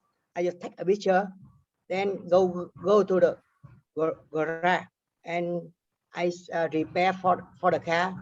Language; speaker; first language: English; non-native, learner; Vietnamese